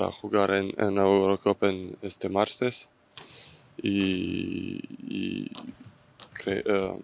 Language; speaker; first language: Spanish; non-native, learner; French